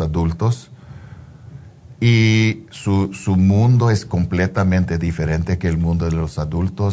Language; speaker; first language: Spanish; early bilingual, heritage; Spanish